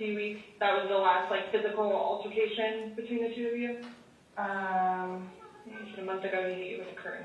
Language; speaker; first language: English; native; English